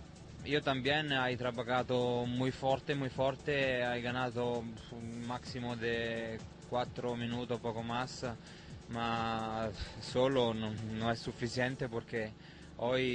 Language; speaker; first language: Spanish; non-native, fluent; Italian